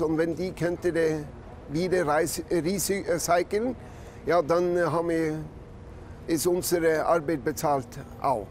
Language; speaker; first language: German; non-native, fluent; Norwegian